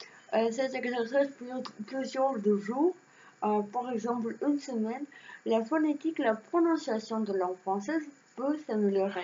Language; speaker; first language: French; non-native, learner; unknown